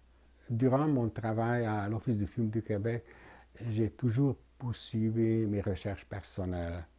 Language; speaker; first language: French; non-native, fluent; Hungarian